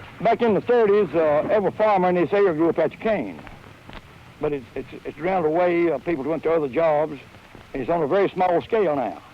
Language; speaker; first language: English; native; English